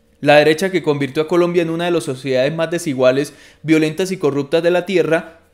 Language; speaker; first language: Spanish; native; Spanish